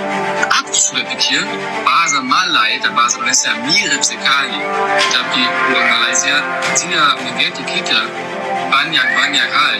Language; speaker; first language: Indonesian; non-native, learner; English